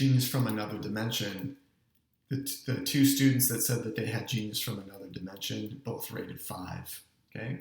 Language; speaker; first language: English; native; English